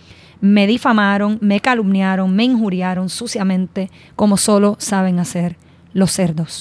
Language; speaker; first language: Spanish; native; Spanish